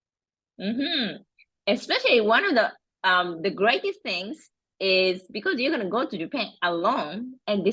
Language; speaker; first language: English; non-native, fluent; Japanese